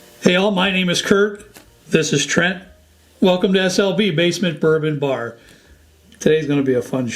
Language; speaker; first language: English; native; English